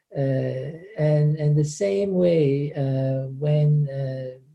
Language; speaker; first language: English; non-native, fluent; Turkish